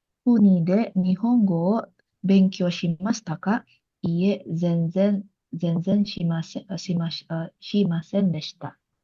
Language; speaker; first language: Japanese; non-native, learner; Indonesian